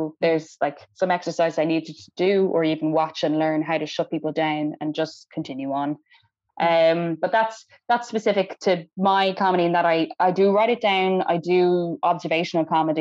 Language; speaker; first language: English; native; English